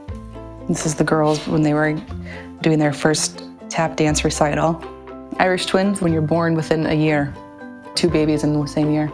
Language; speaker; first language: English; native; English